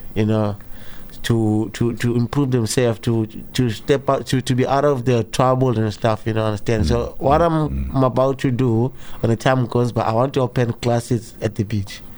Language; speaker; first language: English; non-native, local second language; Zulu